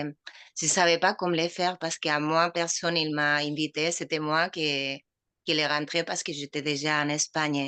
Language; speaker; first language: French; non-native, fluent; Spanish